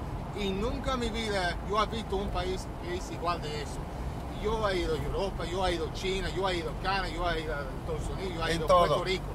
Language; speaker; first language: Spanish; early bilingual, heritage; Spanish